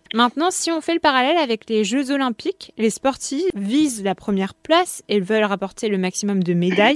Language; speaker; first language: French; native; French